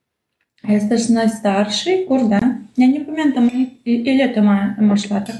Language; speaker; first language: Polish; non-native, learner; Ukrainian